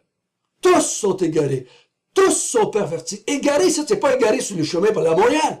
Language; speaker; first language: French; native; French